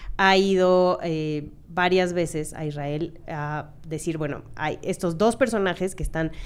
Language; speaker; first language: Spanish; native; Spanish